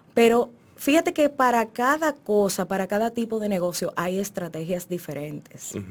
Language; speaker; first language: Spanish; native; Spanish